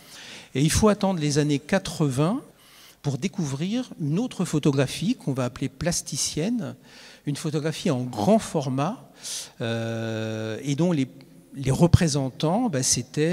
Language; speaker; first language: French; native; French